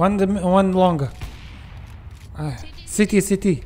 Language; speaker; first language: English; non-native, learner; Portuguese